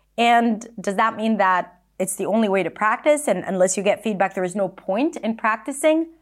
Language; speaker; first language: English; non-native, fluent; Hebrew